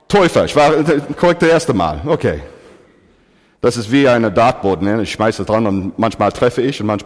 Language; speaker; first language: German; non-native, fluent; English